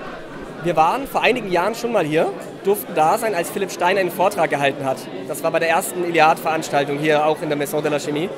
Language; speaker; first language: German; native; German